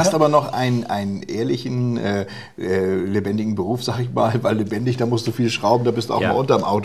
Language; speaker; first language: German; native; German